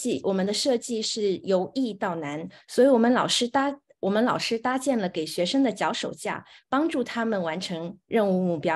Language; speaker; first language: Chinese; native; Chinese